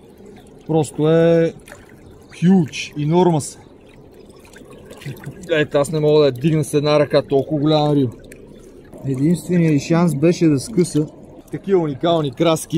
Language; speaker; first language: Bulgarian; native; Bulgarian